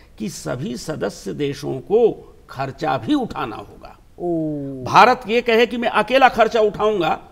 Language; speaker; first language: Hindi; native; Hindi